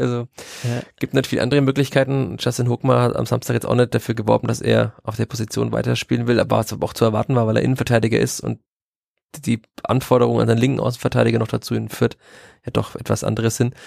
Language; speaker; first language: German; native; German